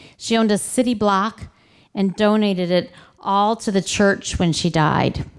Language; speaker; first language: English; early bilingual, other home language; Spanish